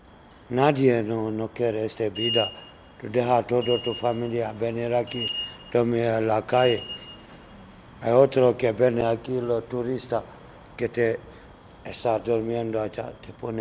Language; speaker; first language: Spanish; non-native, learner; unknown